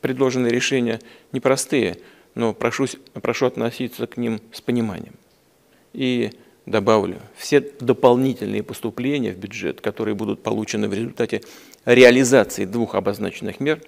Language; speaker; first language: Russian; native; Russian